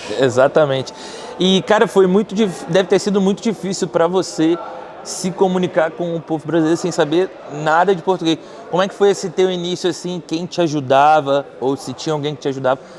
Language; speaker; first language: Portuguese; native; Portuguese